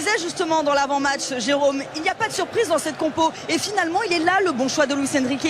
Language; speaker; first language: French; native; French